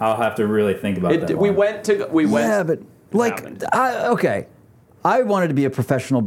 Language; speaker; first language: English; native; English